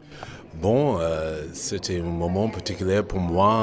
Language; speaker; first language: French; non-native, fluent; English